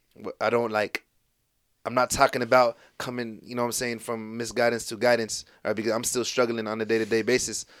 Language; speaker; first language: English; native; English